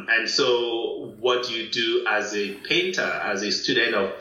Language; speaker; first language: English; non-native, local second language; Igbo